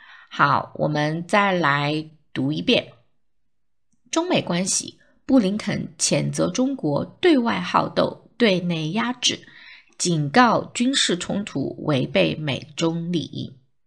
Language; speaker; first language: Chinese; native; Chinese